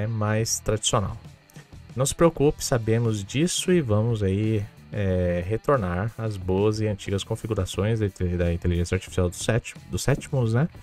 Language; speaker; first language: Portuguese; native; Portuguese